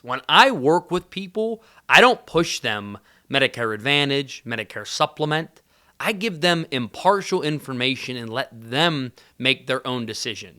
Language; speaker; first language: English; native; English